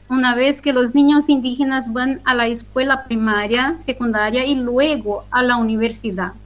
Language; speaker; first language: Spanish; non-native, local second language; Guarani